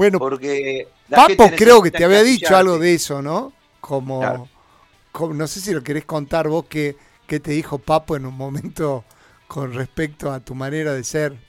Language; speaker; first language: Spanish; native; Spanish